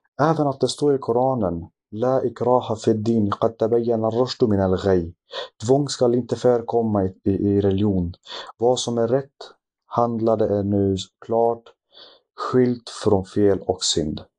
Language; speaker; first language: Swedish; early bilingual, other home language; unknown